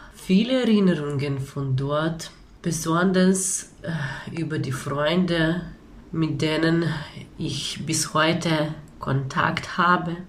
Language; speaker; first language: German; non-native, learner; Ukrainian